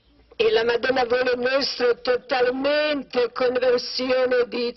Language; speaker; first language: Italian; non-native, learner; Croatian